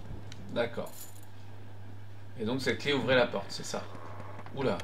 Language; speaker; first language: French; native; French